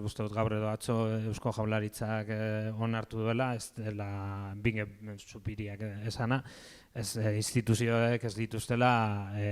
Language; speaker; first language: Basque; native; Basque